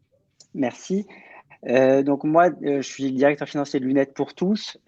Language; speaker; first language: French; native; French